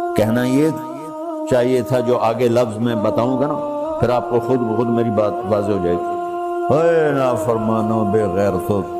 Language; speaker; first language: Urdu; non-native, local second language; Punjabi